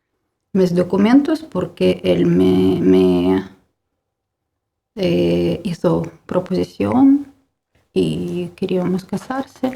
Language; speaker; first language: Spanish; non-native, learner; Ukrainian